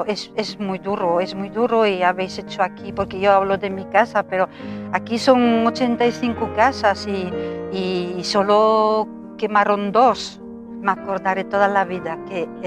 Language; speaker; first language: Spanish; non-native, fluent; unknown